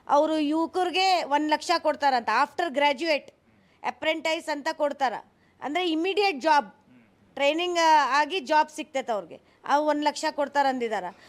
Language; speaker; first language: Kannada; non-native, local second language; Hindi